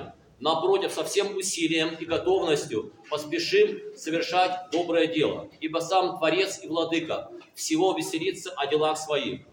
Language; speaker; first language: Russian; native; Russian